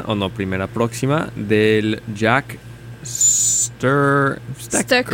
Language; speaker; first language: Spanish; non-native, learner; English